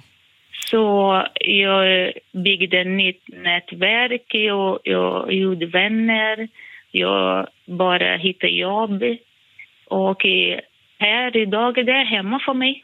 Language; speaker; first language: Swedish; non-native, fluent; Portuguese